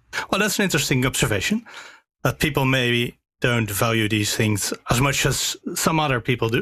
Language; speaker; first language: English; non-native, fluent; Dutch